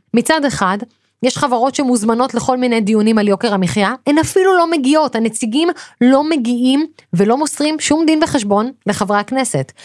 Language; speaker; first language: Hebrew; native; Hebrew